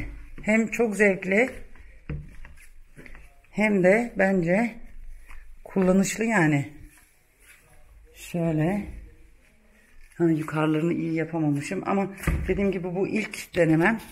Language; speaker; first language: Turkish; early bilingual, heritage; Turkish